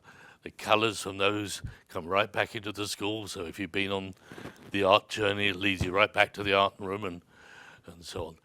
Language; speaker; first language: English; native; English